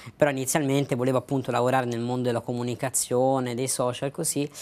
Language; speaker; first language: Italian; native; Italian